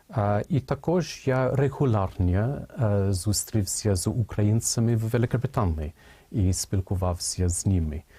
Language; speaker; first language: Ukrainian; non-native, fluent; English